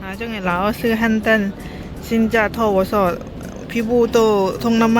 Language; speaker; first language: Korean; non-native, learner; Lao